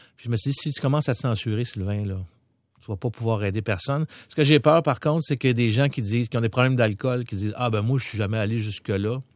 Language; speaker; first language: French; native; French